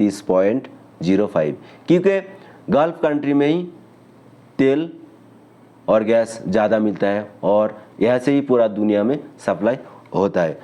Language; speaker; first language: Hindi; non-native, local second language; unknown